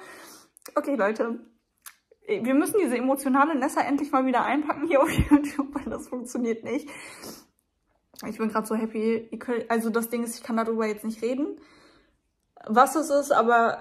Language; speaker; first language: German; native; German